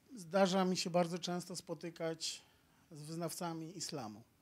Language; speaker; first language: Polish; native; Polish